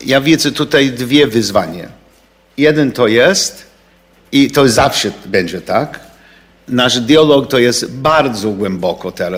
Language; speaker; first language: Polish; non-native, learner; English